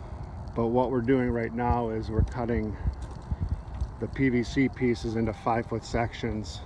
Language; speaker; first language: English; native; English